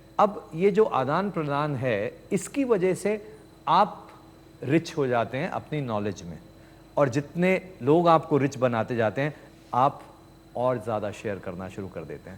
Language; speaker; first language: Hindi; native; Hindi